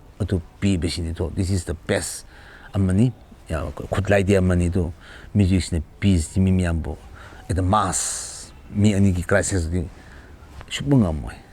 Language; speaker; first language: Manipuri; non-native, local second language; Tangkhul Naga (India)